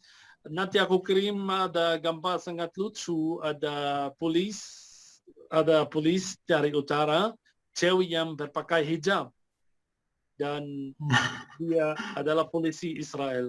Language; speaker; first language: Indonesian; non-native, fluent; Arabic